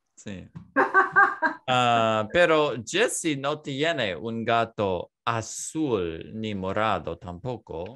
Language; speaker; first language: Spanish; non-native, learner; English